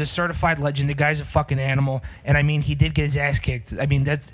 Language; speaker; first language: English; native; English